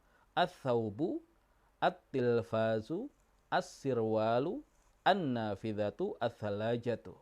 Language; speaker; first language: Arabic; non-native, fluent; Indonesian